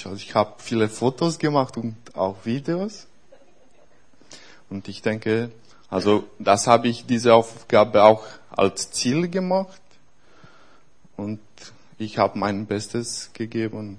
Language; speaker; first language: German; non-native, fluent; Romanian